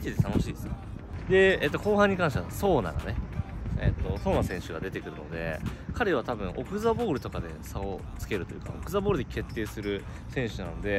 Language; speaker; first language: Japanese; native; Japanese